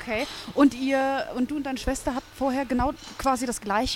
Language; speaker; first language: German; native; German